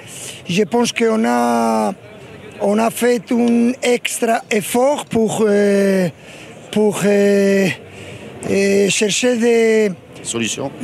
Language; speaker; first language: French; non-native, fluent; Spanish